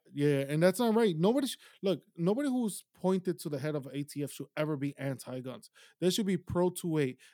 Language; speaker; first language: English; native; English